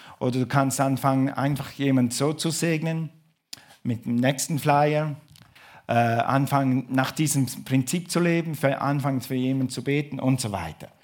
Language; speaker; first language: German; non-native, fluent; English